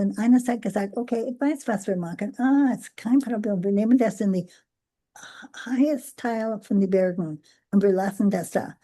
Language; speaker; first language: German; non-native, learner; English